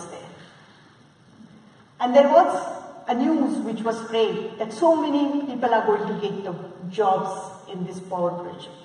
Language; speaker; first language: English; non-native, local second language; Marathi